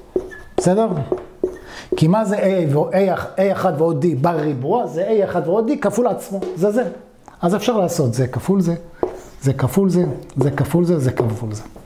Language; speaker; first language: Hebrew; native; Hebrew